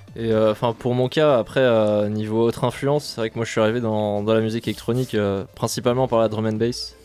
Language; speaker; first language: French; native; French